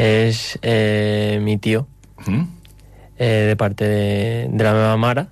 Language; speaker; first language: Catalan; non-native, local second language; Spanish